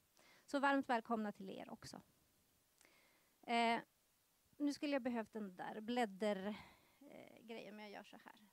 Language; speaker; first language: Swedish; native; Swedish